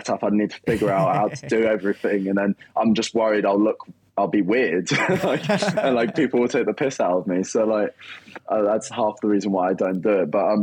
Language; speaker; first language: English; native; English